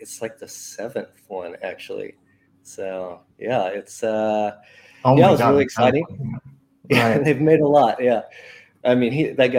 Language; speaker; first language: English; native; English